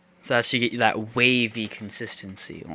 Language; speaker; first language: English; native; English